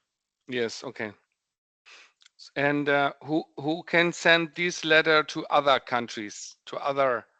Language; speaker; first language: English; non-native, fluent; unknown